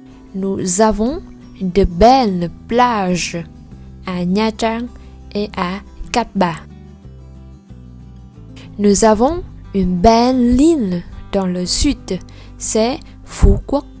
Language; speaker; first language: French; non-native, learner; Vietnamese